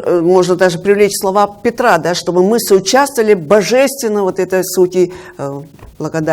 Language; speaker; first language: Russian; native; Russian